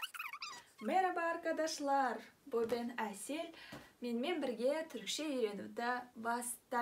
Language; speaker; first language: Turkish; non-native, fluent; Kazakh